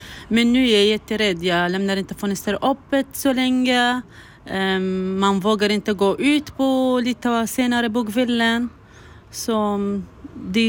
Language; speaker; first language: Swedish; non-native, learner; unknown